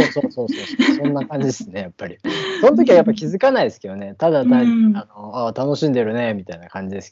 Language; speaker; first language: Japanese; native; Japanese